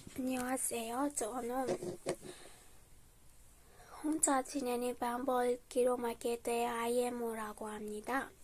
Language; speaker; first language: Korean; non-native, fluent; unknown